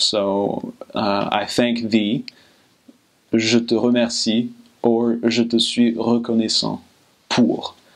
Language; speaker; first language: French; non-native, fluent; English